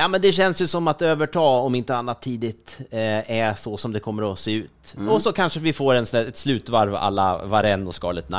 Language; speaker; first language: Swedish; native; Swedish